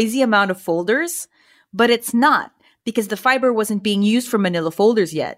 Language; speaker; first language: English; non-native, local second language; Filipino